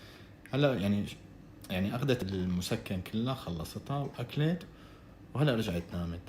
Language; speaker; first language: Arabic; native; Arabic